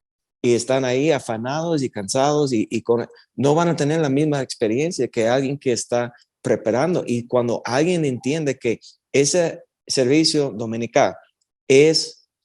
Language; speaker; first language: Spanish; early bilingual, heritage; Spanish